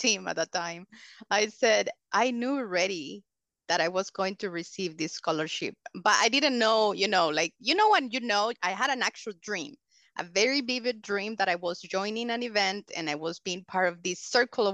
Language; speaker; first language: English; non-native, fluent; Spanish